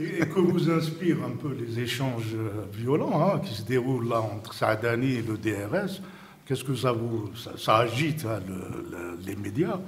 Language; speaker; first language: French; non-native, local second language; Arabic